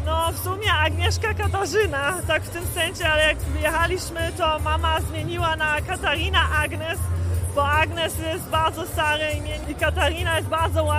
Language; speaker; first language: Polish; early bilingual, heritage; Polish